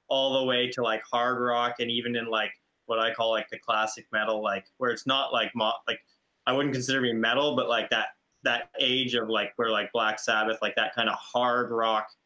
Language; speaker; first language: English; native; English